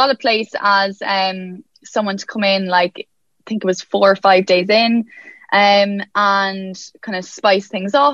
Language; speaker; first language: English; native; English